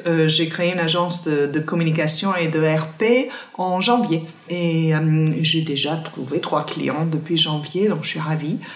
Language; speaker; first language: French; non-native, fluent; English